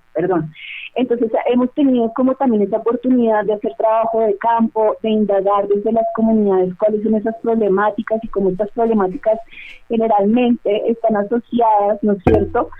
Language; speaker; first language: Spanish; native; Spanish